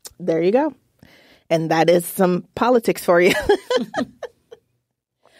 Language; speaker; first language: English; native; English